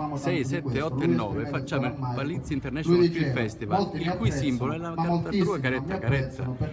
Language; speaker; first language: Italian; native; Italian